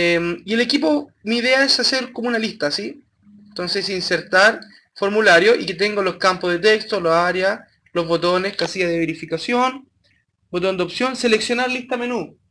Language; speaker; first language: Spanish; native; Spanish